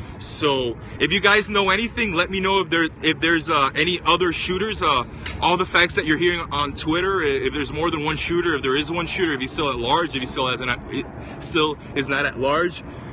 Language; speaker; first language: English; non-native, fluent; Spanish